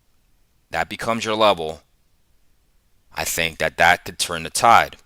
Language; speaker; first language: English; native; English